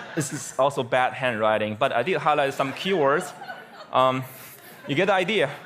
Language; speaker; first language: English; non-native, fluent; Chinese